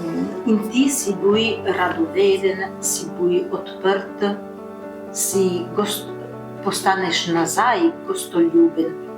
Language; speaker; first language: Slovenian; early bilingual, heritage; Slovenian